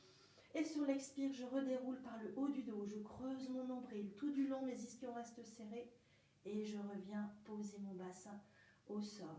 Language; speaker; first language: French; native; French